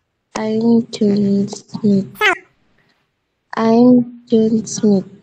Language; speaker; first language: English; non-native, learner; Indonesian